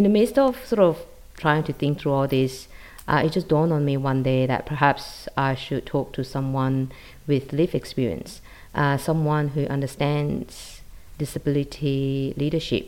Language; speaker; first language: English; non-native, local second language; Cantonese